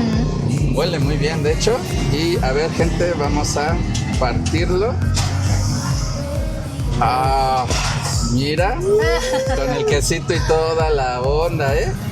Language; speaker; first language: Spanish; native; Spanish